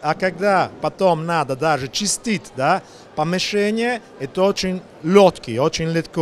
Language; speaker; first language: Russian; non-native, learner; Italian